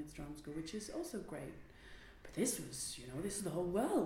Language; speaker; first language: English; non-native, fluent; Dutch